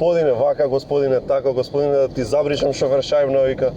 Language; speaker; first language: Macedonian; native; Macedonian